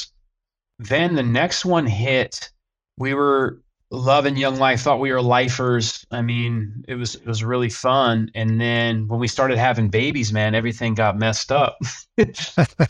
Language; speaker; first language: English; native; English